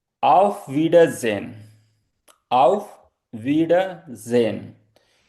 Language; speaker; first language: German; non-native, fluent; Hindi